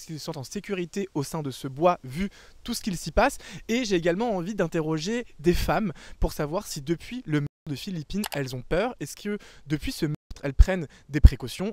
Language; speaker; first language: French; native; French